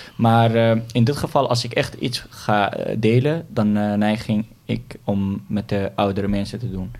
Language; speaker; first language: Dutch; non-native, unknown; Arabic